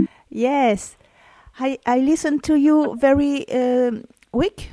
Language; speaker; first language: English; non-native, learner; French